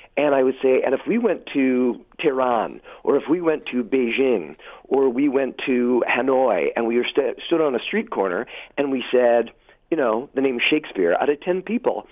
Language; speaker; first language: English; native; English